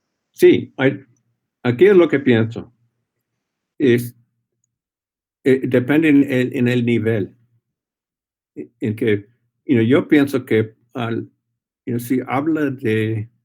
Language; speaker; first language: Spanish; non-native, fluent; English